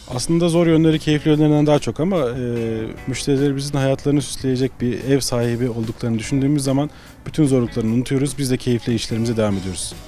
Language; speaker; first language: Turkish; early bilingual, heritage; Turkish